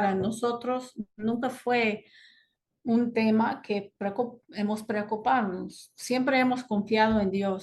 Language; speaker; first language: Spanish; non-native, fluent; English